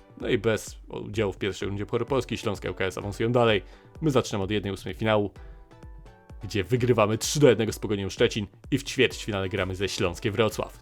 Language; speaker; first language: Polish; native; Polish